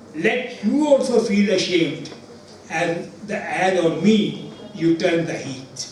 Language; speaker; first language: English; non-native, local second language; Urdu